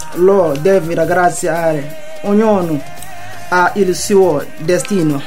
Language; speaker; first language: Italian; non-native, fluent; Wolof